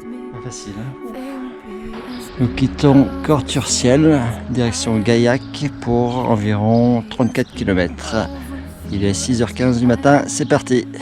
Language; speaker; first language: French; native; French